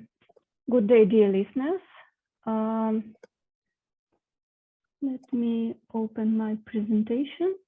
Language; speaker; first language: English; non-native, fluent; Russian